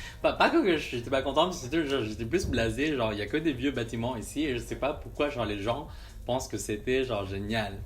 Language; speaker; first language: French; non-native, fluent; Filipino